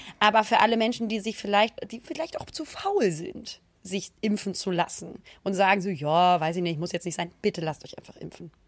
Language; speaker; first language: German; native; German